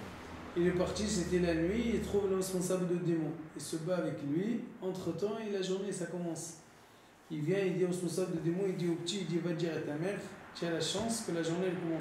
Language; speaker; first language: French; native; French